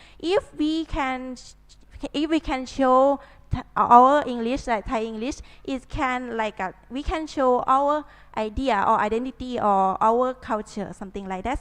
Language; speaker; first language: English; non-native, learner; Thai